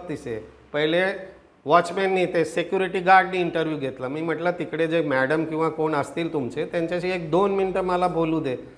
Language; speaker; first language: Marathi; non-native, local second language; Gujarati